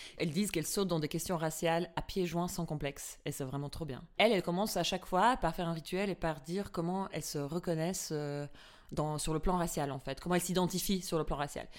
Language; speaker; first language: French; non-native, fluent; Albanian